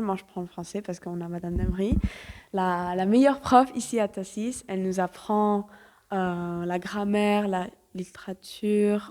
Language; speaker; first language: French; early bilingual, heritage; French